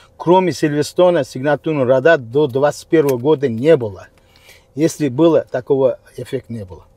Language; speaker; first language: Russian; non-native, local second language; Uzbek